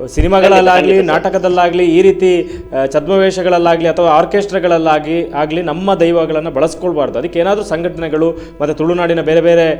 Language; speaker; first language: Kannada; non-native, local second language; Tulu